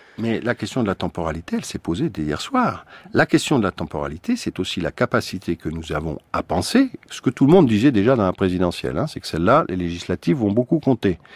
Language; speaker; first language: French; native; French